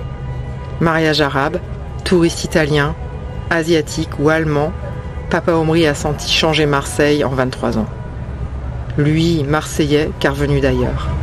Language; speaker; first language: French; native; French